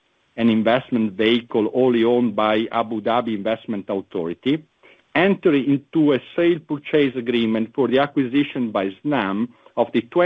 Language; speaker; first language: English; non-native, fluent; Italian